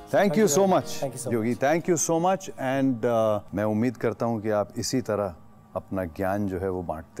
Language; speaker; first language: Hindi; native; Hindi